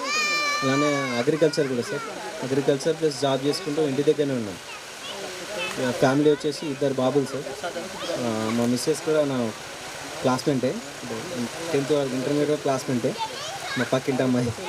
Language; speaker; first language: Telugu; native; Telugu